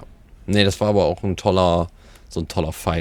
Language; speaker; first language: German; native; German